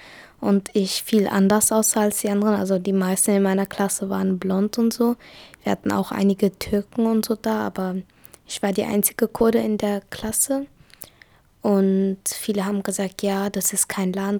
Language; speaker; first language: German; early bilingual, other home language; Kurdish